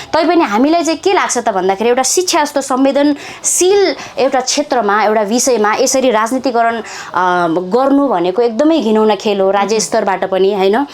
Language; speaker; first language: Nepali; non-native, local second language; Eastern Tamang